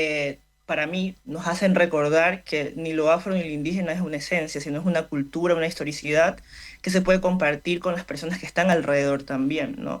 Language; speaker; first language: Spanish; native; Spanish